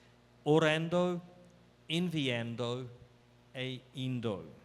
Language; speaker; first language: Portuguese; non-native, fluent; English